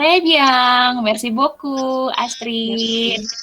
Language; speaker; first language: French; non-native, fluent; Indonesian